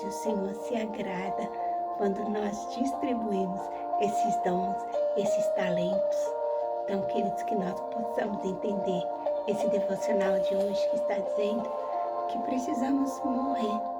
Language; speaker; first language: Portuguese; native; Portuguese